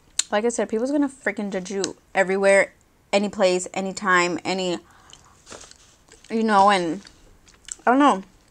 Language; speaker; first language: English; early bilingual, other home language; Spanish